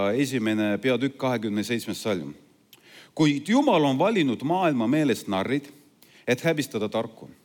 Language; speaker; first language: Estonian; non-native, local second language; Russian